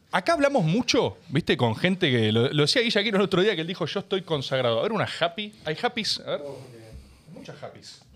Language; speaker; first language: Spanish; native; Spanish